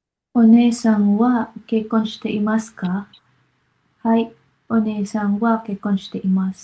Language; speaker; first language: Japanese; non-native, learner; Filipino